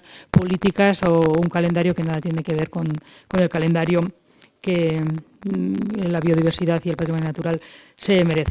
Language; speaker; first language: Spanish; native; Spanish